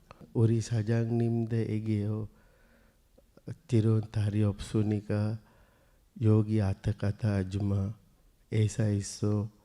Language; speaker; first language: Korean; non-native, learner; Sinhala